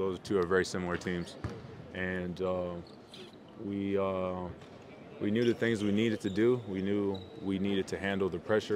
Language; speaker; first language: English; native; English